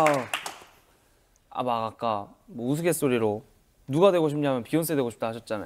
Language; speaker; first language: Korean; native; Korean